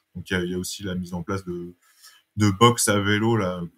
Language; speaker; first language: French; native; French